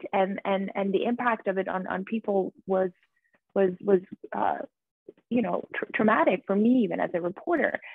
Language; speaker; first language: English; early bilingual, other home language; Persian